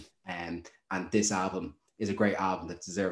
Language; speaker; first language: English; native; English